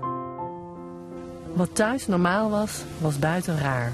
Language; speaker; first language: Dutch; early bilingual, other home language; Cantonese